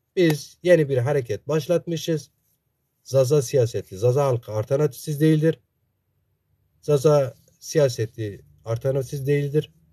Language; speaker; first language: Turkish; non-native, local second language; Zaza